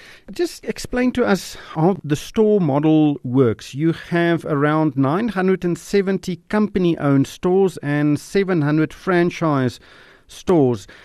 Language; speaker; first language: English; non-native, local second language; Afrikaans